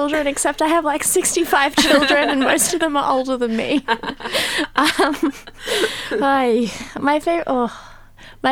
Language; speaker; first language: English; native; English